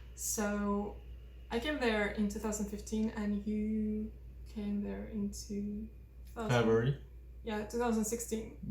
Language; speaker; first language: English; non-native, fluent; Russian